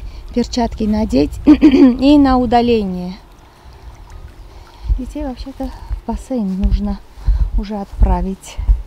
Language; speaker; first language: Russian; non-native, fluent; Armenian